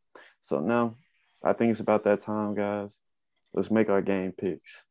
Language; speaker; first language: English; native; English